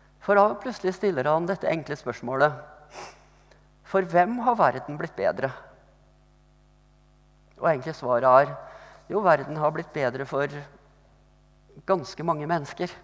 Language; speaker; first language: Norwegian; native; Norwegian